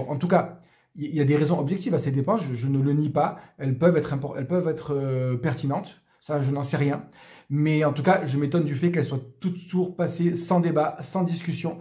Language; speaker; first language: French; native; French